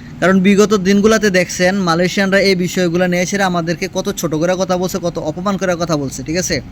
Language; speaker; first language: Bangla; native; Bangla